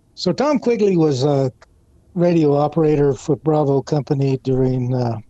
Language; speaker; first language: English; native; English